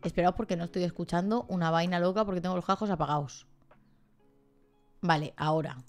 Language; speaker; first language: Spanish; native; Spanish